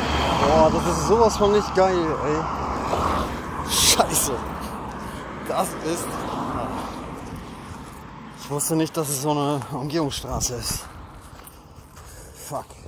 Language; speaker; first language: German; native; German